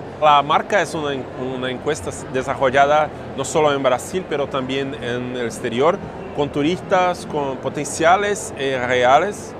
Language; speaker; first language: Spanish; non-native, fluent; Portuguese